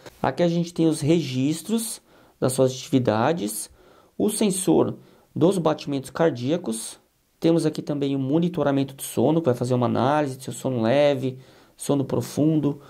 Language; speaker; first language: Portuguese; native; Portuguese